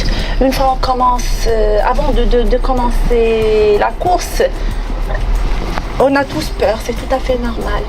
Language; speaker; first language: French; non-native, local second language; Arabic